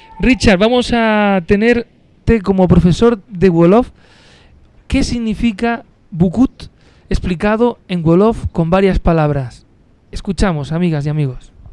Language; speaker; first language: Spanish; native; Spanish